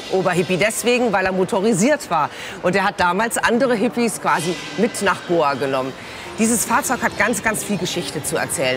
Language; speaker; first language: German; native; German